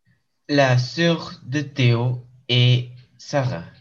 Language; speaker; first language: French; non-native, learner; English